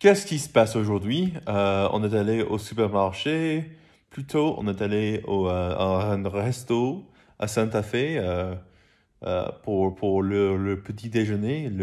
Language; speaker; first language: French; non-native, learner; English